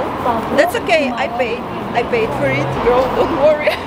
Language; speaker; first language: English; non-native, learner; Russian